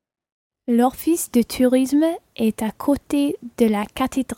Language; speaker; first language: French; non-native, learner; English